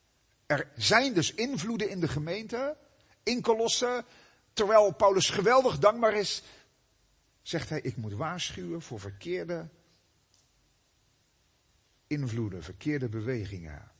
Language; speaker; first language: Dutch; native; Dutch